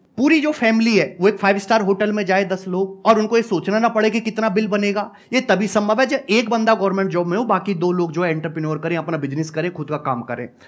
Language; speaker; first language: Hindi; native; Hindi